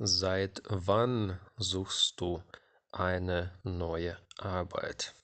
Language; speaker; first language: German; non-native, fluent; Ukrainian